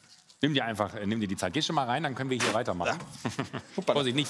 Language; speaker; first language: German; native; German